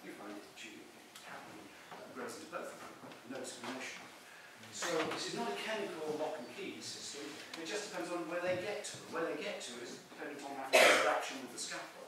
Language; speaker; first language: English; native; English